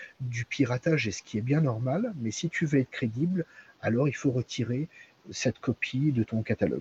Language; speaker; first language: French; native; French